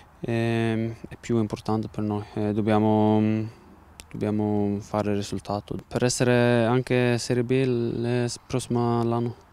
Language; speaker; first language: Italian; non-native, learner; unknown